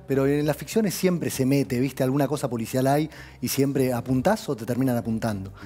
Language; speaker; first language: Spanish; native; Spanish